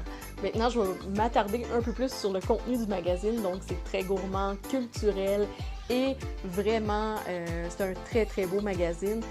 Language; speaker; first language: French; native; French